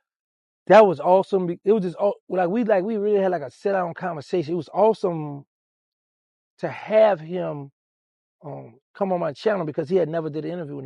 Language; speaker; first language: English; native; English